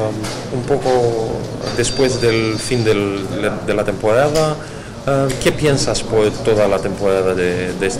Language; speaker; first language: Spanish; non-native, learner; Greek